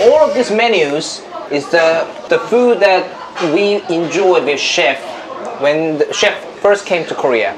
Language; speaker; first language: English; non-native, fluent; Korean